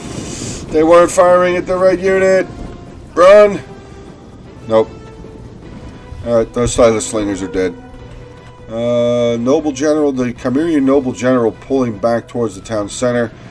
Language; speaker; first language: English; native; English